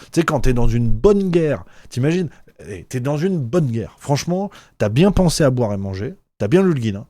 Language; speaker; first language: French; native; French